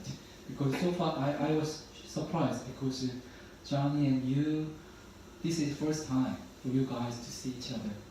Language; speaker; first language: English; non-native, learner; Korean